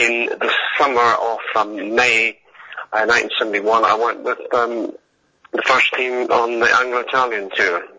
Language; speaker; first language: English; native; English